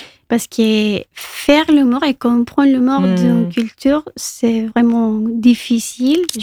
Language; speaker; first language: French; non-native, fluent; Spanish